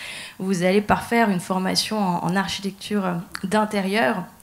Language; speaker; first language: French; native; French